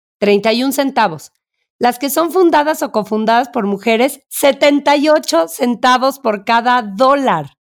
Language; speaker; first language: Spanish; native; Spanish